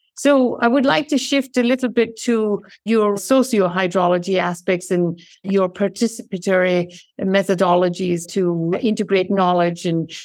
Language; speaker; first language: English; native; English